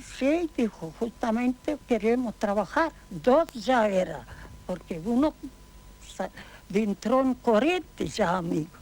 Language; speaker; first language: Spanish; non-native, learner; Ukrainian